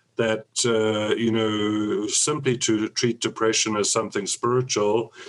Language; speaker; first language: English; native; English